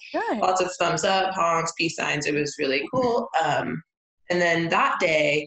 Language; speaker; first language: English; native; English